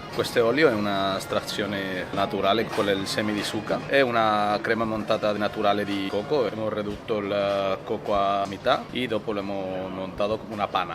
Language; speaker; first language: Italian; non-native, learner; Spanish